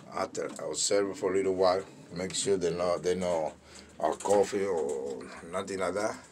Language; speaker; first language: English; non-native, learner; Spanish